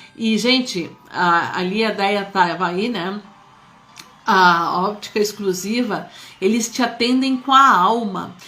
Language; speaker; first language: Portuguese; early bilingual, other home language; Spanish